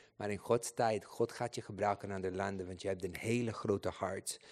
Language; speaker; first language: Dutch; non-native, fluent; Spanish